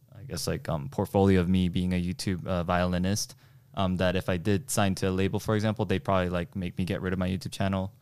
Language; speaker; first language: English; early bilingual, other home language; Korean